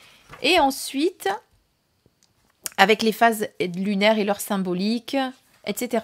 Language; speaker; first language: French; native; French